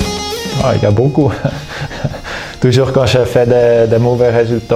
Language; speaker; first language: French; non-native, local second language; German